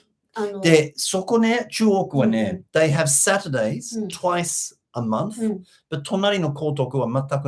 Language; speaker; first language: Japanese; non-native, fluent; English